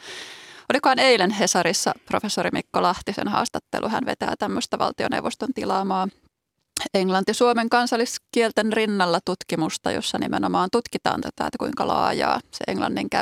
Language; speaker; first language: Finnish; native; Finnish